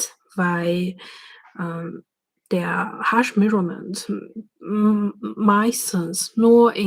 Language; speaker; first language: German; non-native, fluent; Chinese